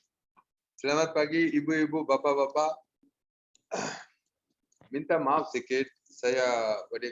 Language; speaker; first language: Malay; non-native, local second language; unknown